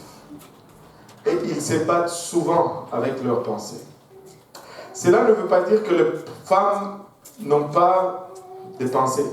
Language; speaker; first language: French; non-native, local second language; Swahili